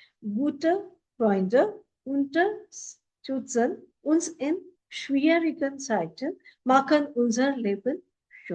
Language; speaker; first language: German; non-native, fluent; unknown